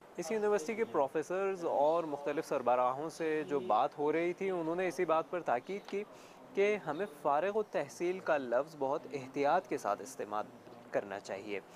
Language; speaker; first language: Urdu; native; Urdu